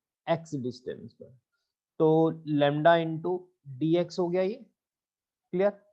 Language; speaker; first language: Hindi; native; Hindi